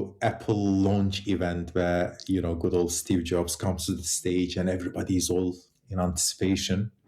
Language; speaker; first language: English; non-native, fluent; Turkish